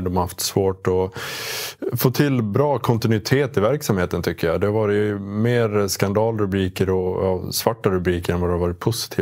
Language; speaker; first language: Swedish; native; Swedish